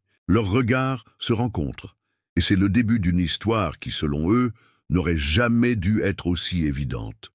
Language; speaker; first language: French; native; French